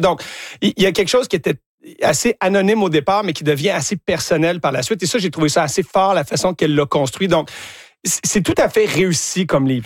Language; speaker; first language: French; native; French